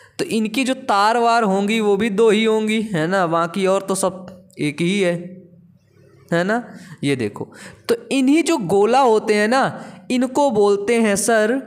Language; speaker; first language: Hindi; native; Hindi